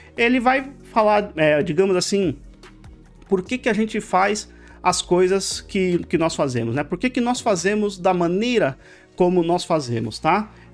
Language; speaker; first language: Portuguese; native; Portuguese